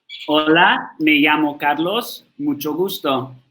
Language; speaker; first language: Spanish; non-native, learner; English